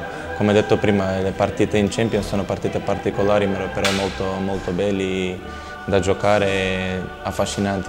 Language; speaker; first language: Italian; non-native, fluent; Macedonian